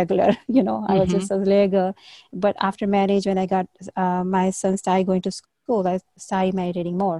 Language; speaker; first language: English; non-native, local second language; Hindi